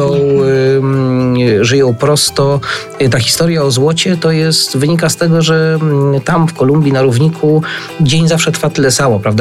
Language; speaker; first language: Polish; native; Polish